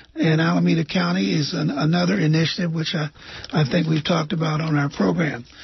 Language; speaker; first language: English; native; English